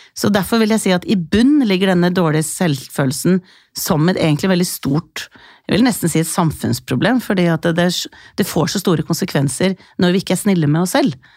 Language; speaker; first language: Norwegian; early bilingual, other home language; Icelandic